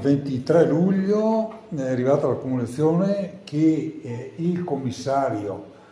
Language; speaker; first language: Italian; native; Italian